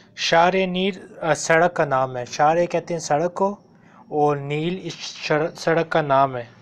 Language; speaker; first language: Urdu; non-native, local second language; Punjabi